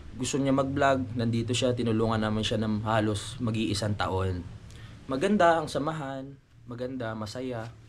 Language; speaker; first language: Filipino; native; Filipino